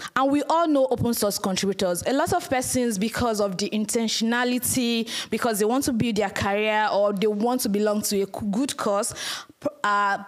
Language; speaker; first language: English; non-native, local second language; Yoruba